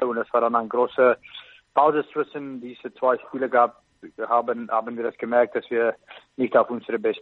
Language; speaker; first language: German; non-native, fluent; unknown